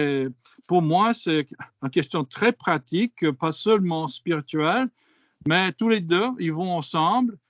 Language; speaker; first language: French; non-native, fluent; English